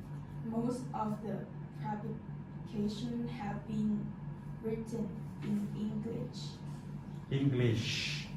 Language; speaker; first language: English; non-native, fluent; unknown